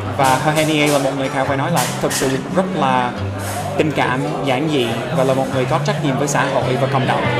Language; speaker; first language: Vietnamese; non-native, fluent; English